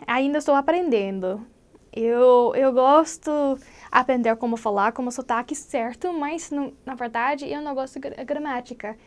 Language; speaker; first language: Portuguese; non-native, learner; English